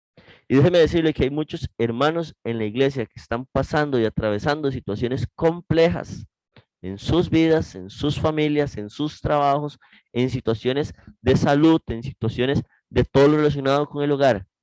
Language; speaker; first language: Spanish; native; Spanish